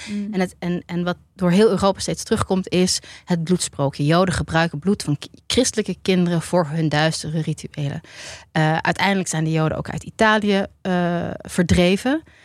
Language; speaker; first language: Dutch; native; Dutch